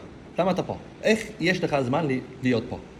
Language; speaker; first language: Hebrew; non-native, fluent; English